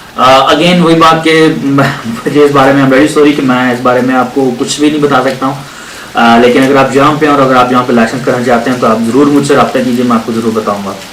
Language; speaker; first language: Urdu; non-native, local second language; Punjabi